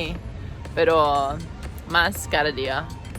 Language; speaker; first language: Spanish; non-native, learner; English